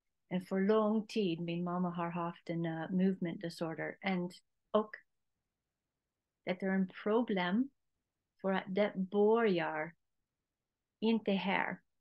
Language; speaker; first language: Swedish; non-native, learner; English